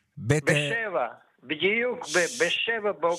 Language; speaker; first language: Hebrew; non-native, fluent; Russian